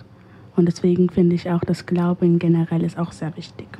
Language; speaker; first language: German; early bilingual, other home language; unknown